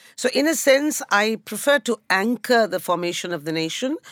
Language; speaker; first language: English; non-native, local second language; Bangla